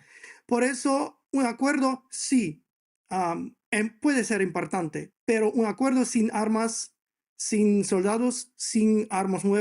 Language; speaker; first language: Spanish; non-native, fluent; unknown